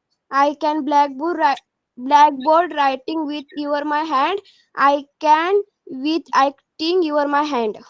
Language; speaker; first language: English; non-native, learner; Marathi